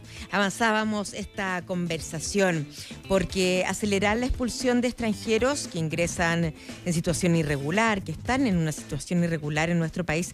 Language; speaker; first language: Spanish; native; Spanish